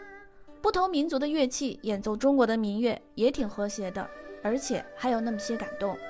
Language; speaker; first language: Chinese; native; Chinese